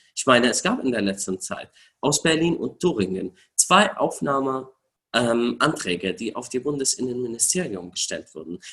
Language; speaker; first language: German; non-native, fluent; Arabic